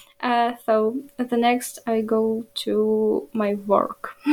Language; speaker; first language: English; non-native, learner; Ukrainian